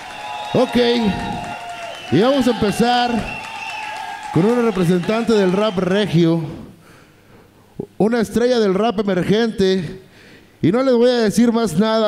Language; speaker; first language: Spanish; native; Spanish